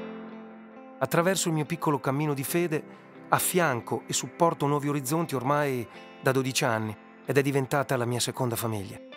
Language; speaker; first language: Italian; native; Italian